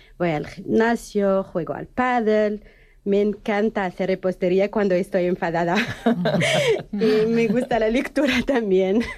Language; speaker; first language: Spanish; non-native, fluent; Arabic